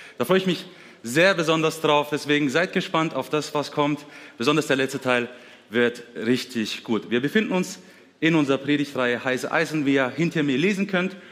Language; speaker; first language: German; early bilingual, other home language; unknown